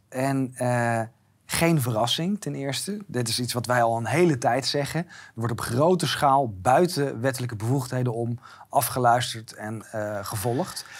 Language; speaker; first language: Dutch; native; Dutch